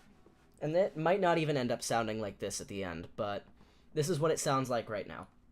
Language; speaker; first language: English; native; English